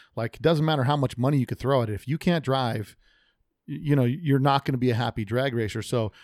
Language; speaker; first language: English; native; English